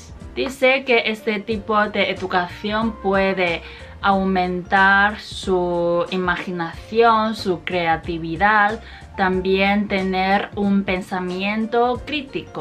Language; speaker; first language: Spanish; non-native, fluent; Chinese